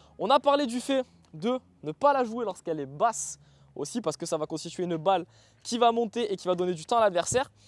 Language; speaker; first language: French; native; French